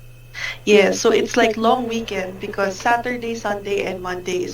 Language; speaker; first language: English; non-native, fluent; Filipino